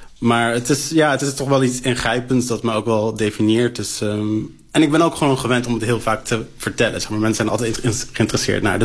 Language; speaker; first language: Dutch; native; Dutch